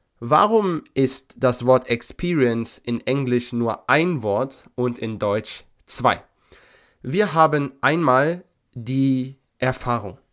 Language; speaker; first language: German; native; German